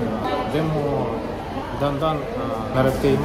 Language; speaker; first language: Japanese; non-native, learner; Russian